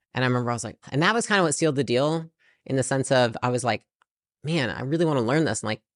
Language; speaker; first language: English; native; English